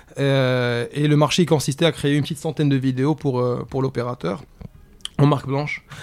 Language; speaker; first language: French; non-native, local second language; Arabic